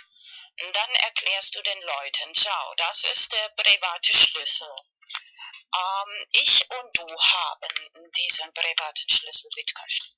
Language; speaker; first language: German; non-native, fluent; Spanish